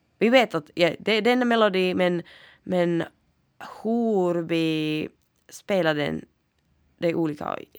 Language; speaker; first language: Swedish; non-native, local second language; Finnish